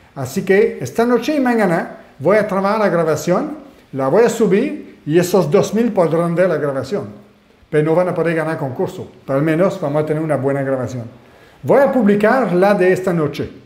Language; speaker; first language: Spanish; non-native, fluent; French